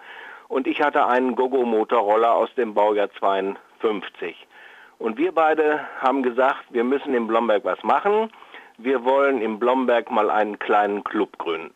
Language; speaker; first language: German; native; German